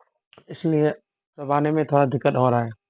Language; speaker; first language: Hindi; non-native, local second language; Manipuri